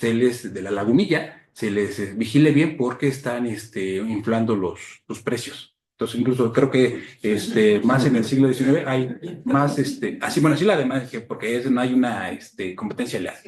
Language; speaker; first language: Spanish; native; Spanish